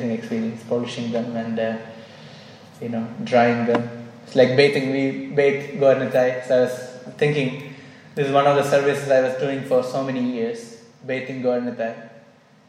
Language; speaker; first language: English; non-native, local second language; Malayalam